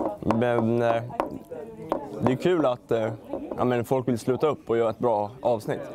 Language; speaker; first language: Swedish; native; Swedish